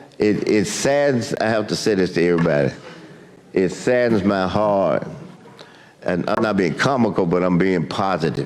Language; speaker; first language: English; native; English